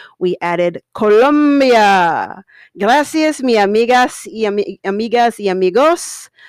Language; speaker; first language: Spanish; non-native, learner; English